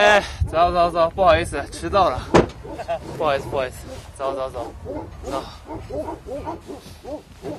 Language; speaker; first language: Chinese; non-native, fluent; Japanese